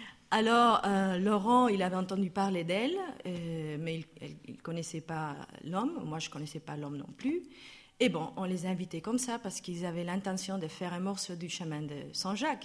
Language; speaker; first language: French; non-native, fluent; Spanish